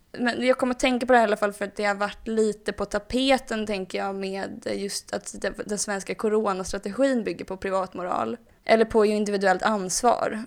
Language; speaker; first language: Swedish; native; Swedish